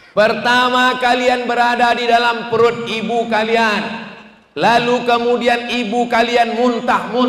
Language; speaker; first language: Indonesian; native; Indonesian